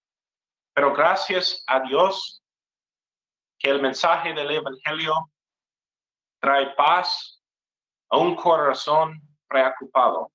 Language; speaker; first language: Spanish; non-native, fluent; English